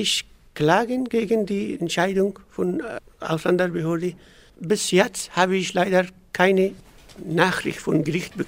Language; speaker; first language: German; non-native, learner; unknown